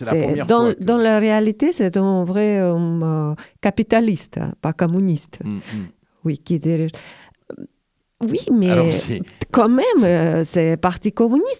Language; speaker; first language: French; non-native, learner; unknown